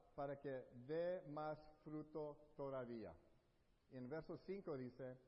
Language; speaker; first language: Spanish; early bilingual, heritage; Spanish